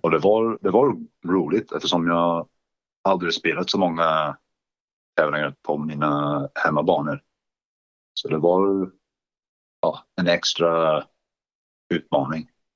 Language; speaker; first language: Swedish; non-native, fluent; English